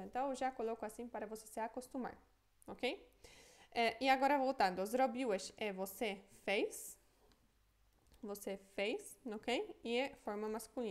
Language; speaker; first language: Portuguese; non-native, fluent; Polish